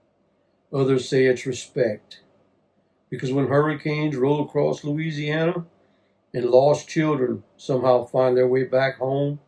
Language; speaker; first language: English; native; English